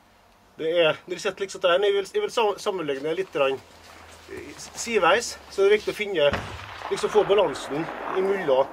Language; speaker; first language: Norwegian; native; Norwegian